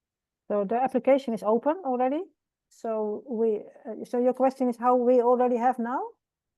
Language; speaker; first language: English; non-native, fluent; Dutch